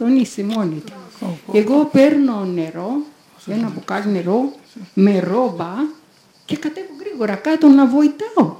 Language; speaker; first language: Greek; non-native, learner; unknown